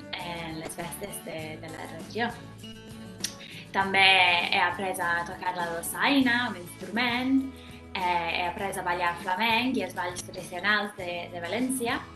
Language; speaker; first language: Catalan; non-native, fluent; English